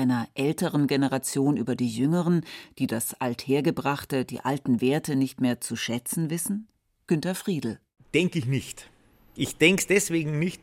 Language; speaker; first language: German; native; German